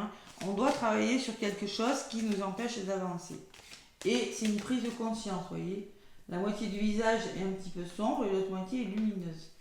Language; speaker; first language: French; native; French